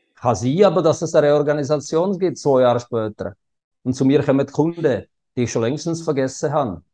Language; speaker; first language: German; non-native, fluent; Czech